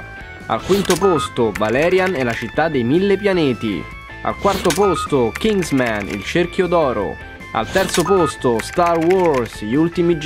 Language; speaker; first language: Italian; native; Italian